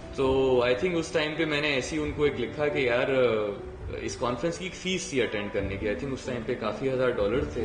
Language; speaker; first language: Urdu; native; Urdu